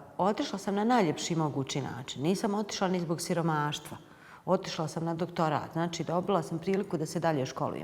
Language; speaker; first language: Bosnian; native; Bosnian